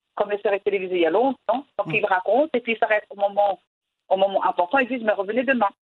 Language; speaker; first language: French; non-native, local second language; Arabic